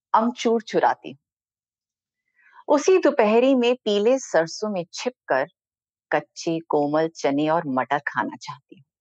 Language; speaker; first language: Hindi; native; Hindi